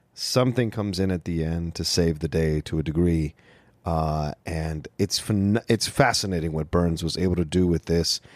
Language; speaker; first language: English; native; English